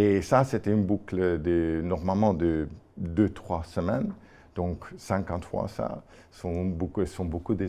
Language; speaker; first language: French; non-native, fluent; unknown